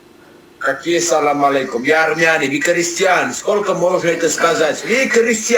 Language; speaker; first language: Russian; non-native, learner; Armenian